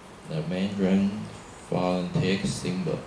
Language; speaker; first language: English; non-native, learner; Chinese